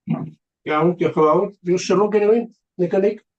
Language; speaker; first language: Welsh; native; Welsh